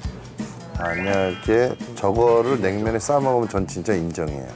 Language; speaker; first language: Korean; native; Korean